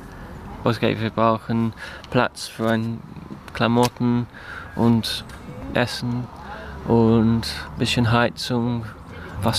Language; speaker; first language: German; non-native, fluent; English